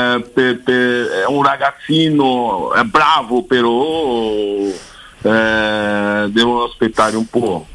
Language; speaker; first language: Italian; non-native, learner; Portuguese